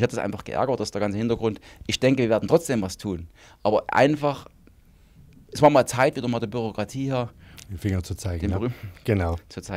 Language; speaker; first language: German; native; German